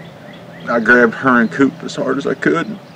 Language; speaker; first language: English; native; English